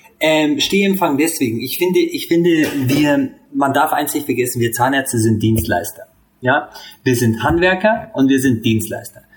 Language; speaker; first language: German; early bilingual, other home language; Hungarian